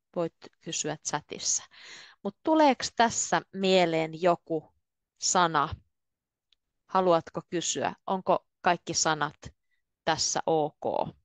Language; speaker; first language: Finnish; native; Finnish